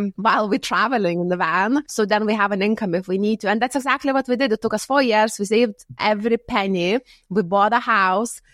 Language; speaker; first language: English; non-native, fluent; Lithuanian